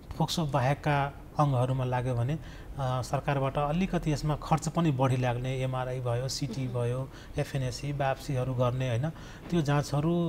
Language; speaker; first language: Nepali; non-native, local second language; Maithili